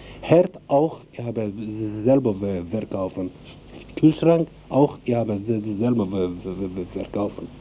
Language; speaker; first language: German; non-native, learner; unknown